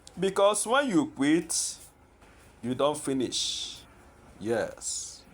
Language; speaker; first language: Nigerian Pidgin; non-native, local second language; Igbo